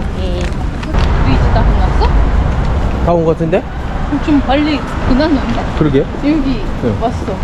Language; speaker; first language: Korean; non-native, learner; Spanish